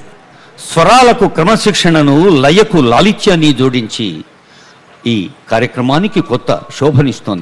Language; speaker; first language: Telugu; native; Telugu